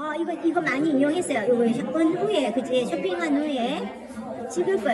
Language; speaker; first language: Korean; non-native, learner; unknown